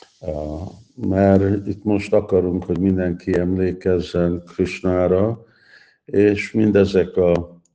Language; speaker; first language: Hungarian; early bilingual, heritage; Hungarian